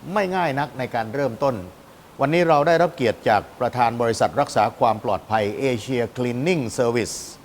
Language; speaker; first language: Thai; native; Thai